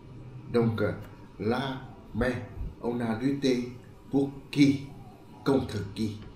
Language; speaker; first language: French; non-native, fluent; Vietnamese